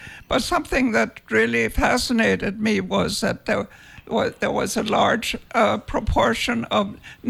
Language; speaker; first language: English; non-native, fluent; Danish